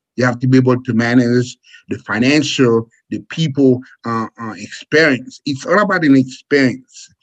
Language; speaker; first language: English; non-native, fluent; Haitian Creole